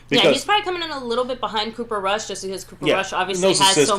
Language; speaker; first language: English; native; English